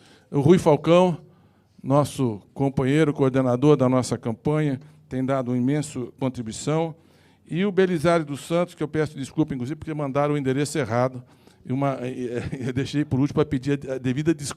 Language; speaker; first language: Portuguese; native; Portuguese